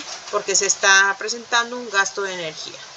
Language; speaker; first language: Spanish; native; Spanish